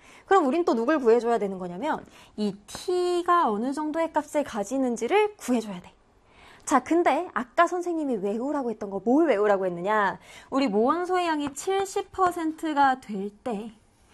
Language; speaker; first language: Korean; native; Korean